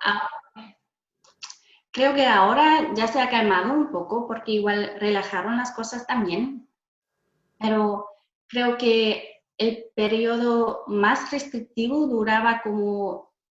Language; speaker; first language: Spanish; non-native, fluent; German